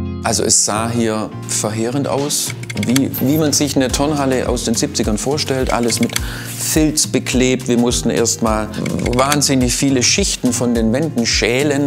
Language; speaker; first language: German; native; German